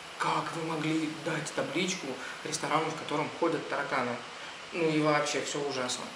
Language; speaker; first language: Russian; native; Russian